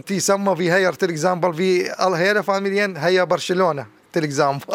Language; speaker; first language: Swedish; non-native, learner; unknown